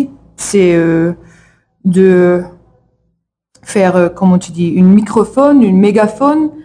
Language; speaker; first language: French; non-native, learner; English